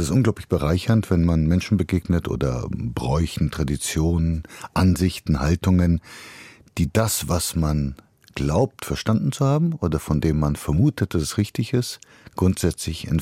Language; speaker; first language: German; early bilingual, other home language; Bulgarian